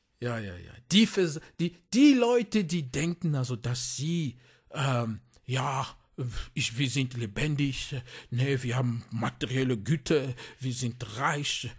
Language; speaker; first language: German; non-native, fluent; French